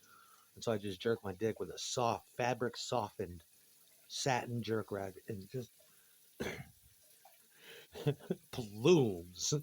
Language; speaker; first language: English; native; English